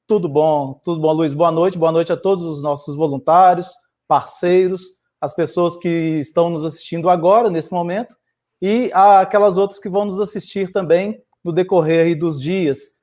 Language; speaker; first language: Portuguese; native; Portuguese